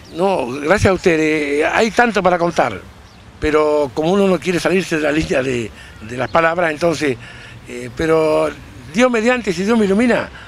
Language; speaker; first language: Spanish; native; Spanish